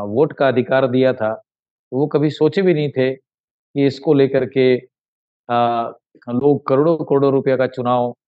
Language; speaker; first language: Hindi; native; Hindi